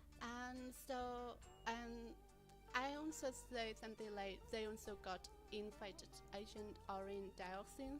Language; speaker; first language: English; non-native, learner; Vietnamese